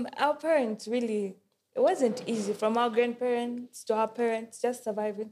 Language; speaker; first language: English; non-native, local second language; Ganda